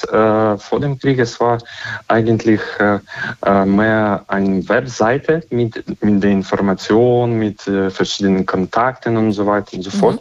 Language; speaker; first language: German; non-native, fluent; Ukrainian